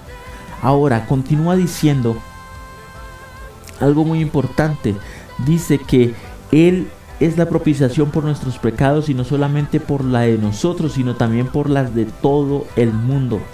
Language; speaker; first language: Spanish; native; Spanish